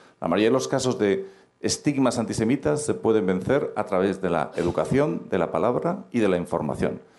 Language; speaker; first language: Spanish; native; Spanish